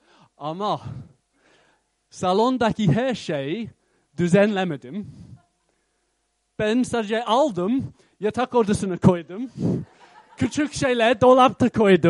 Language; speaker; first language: Turkish; non-native, fluent; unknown